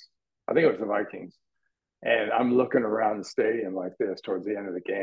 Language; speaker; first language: English; native; English